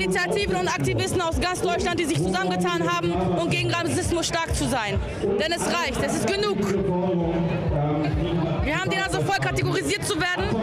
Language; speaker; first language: German; native; German